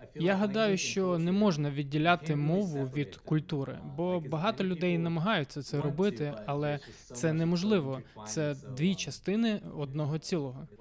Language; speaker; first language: Ukrainian; non-native, fluent; English